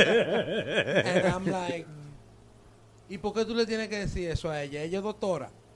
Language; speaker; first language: Spanish; early bilingual, heritage; Spanish